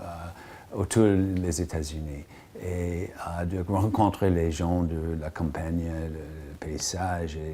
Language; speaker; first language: French; non-native, fluent; English